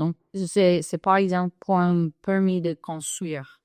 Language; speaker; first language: French; non-native, fluent; English